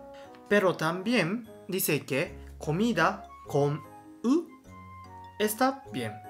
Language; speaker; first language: Spanish; non-native, learner; Japanese